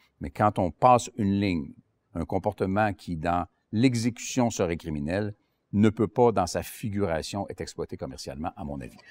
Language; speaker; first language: French; native; French